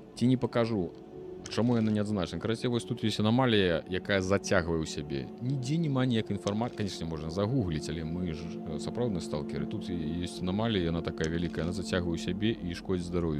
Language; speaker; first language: Belarusian; non-native, local second language; Russian